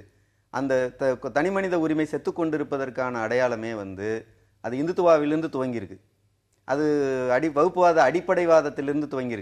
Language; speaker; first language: Tamil; native; Tamil